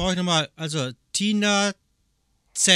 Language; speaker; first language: German; native; German